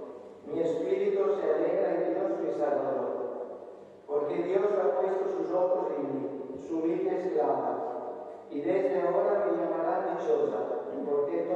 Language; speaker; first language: Spanish; non-native, fluent; Italian